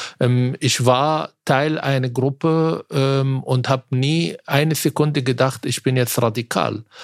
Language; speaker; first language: German; non-native, fluent; Arabic